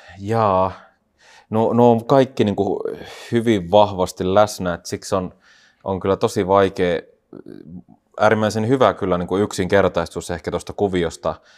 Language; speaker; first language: Finnish; native; Finnish